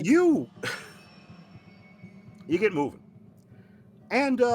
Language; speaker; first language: English; native; English